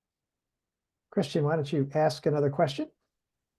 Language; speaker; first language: English; native; English